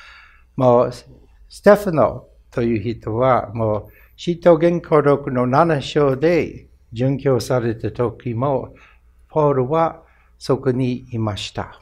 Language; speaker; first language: Japanese; non-native, fluent; English